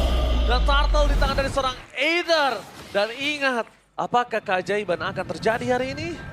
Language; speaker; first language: Indonesian; native; Indonesian